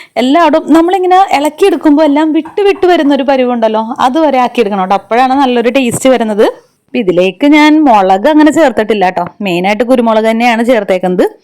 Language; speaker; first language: Malayalam; native; Malayalam